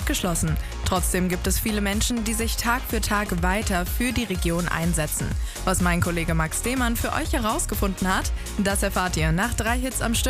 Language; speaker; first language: German; native; German